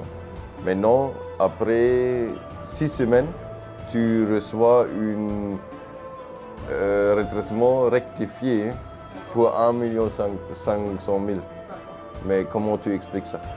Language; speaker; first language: French; non-native, fluent; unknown